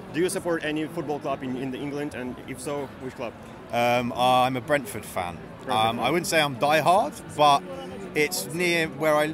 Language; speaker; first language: English; native; English